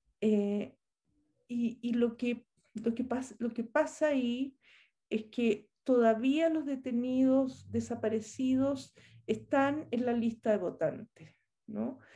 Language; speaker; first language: Spanish; native; Spanish